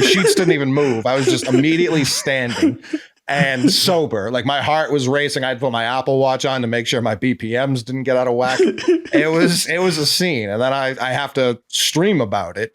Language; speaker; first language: English; native; English